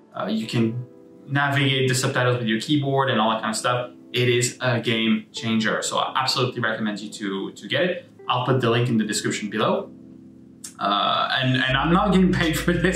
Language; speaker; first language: English; non-native, fluent; French